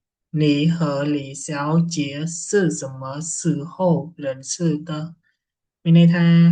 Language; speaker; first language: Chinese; non-native, fluent; Khmer